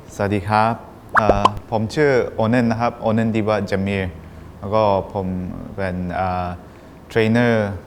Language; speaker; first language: Thai; non-native, fluent; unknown